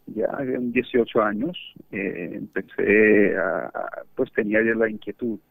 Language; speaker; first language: Spanish; early bilingual, heritage; Spanish